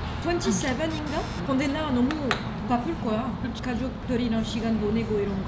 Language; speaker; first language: Korean; non-native, learner; French